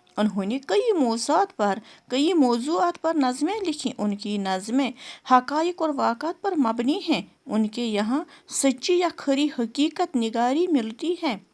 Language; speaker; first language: Urdu; non-native, local second language; Kashmiri